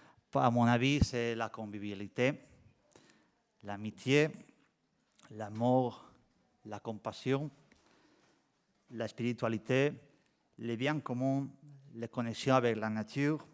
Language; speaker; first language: French; non-native, learner; Spanish